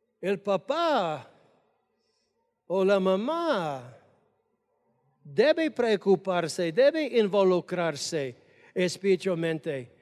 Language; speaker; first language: Spanish; non-native, fluent; English